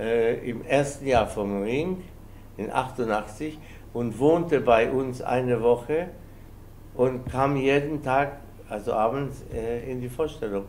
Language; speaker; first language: German; non-native, fluent; Spanish